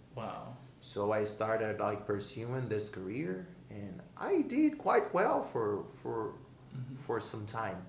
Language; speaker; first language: English; non-native, fluent; Portuguese